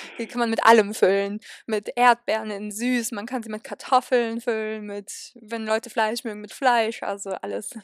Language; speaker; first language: German; early bilingual, other home language; Polish